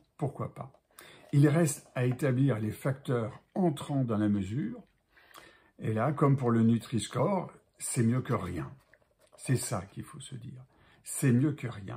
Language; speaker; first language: French; native; French